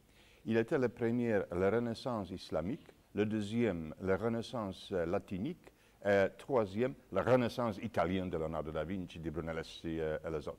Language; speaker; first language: French; non-native, fluent; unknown